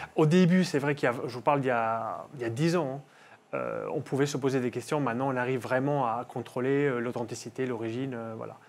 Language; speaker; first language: French; non-native, fluent; Spanish